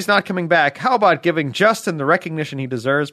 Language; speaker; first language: English; native; English